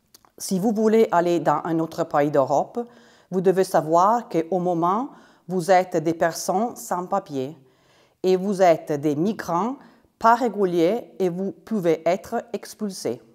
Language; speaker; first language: French; non-native, fluent; Italian